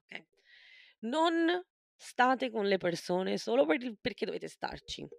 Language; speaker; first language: Italian; native; Italian